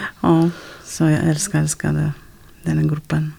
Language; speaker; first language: Swedish; non-native, learner; Arabic